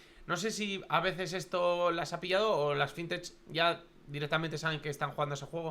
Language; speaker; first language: Spanish; native; Spanish